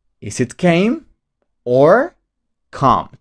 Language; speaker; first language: English; non-native, fluent; Spanish